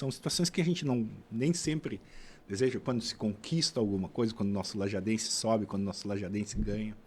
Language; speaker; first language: Portuguese; native; Portuguese